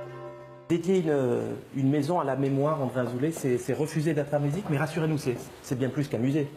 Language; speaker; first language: French; native; French